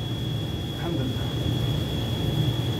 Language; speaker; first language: Arabic; non-native, learner; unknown